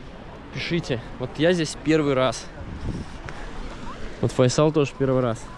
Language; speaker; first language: Russian; native; Russian